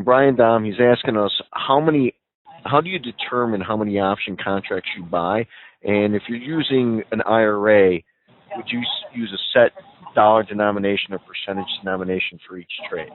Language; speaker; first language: English; native; English